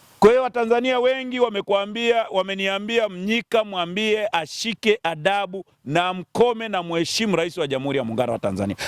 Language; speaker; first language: Swahili; native; Swahili